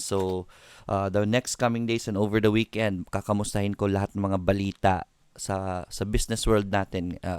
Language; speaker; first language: Filipino; native; Filipino